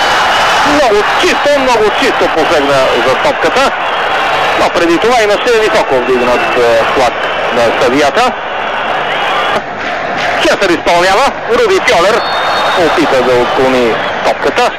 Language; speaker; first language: Bulgarian; native; Bulgarian